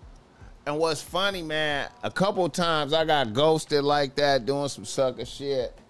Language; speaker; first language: English; native; English